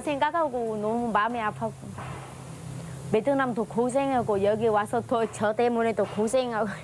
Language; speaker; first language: Korean; non-native, learner; Vietnamese